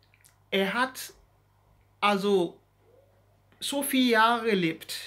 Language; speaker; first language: German; non-native, learner; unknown